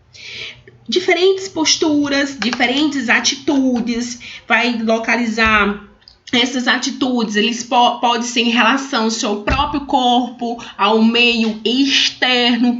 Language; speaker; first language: Portuguese; native; Portuguese